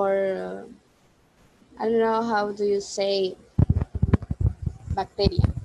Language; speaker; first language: English; non-native, learner; Spanish